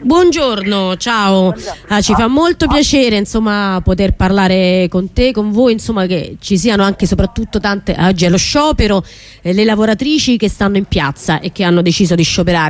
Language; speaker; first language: Italian; native; Italian